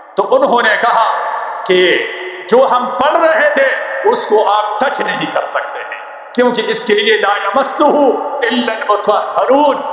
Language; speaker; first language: Urdu; non-native, local second language; Pashto